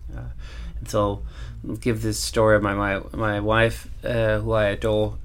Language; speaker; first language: English; non-native, fluent; Danish